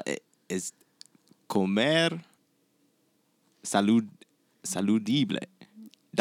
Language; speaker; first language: Spanish; non-native, learner; English